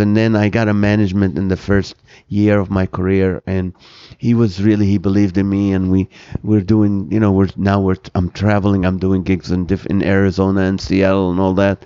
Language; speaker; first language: English; non-native, fluent; Arabic